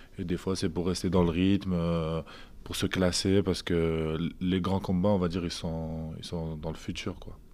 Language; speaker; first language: French; early bilingual, other home language; Azerbaijani